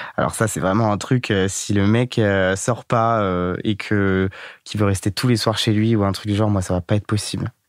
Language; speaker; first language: French; native; French